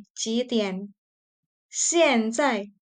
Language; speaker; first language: Chinese; non-native, fluent; Indonesian